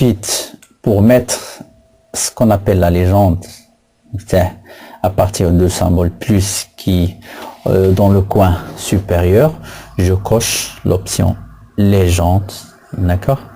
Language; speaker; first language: French; non-native, local second language; Arabic